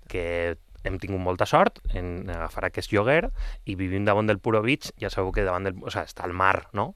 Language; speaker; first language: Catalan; non-native, local second language; Spanish